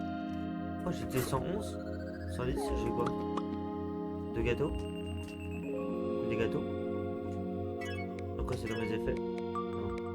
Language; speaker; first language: French; native; French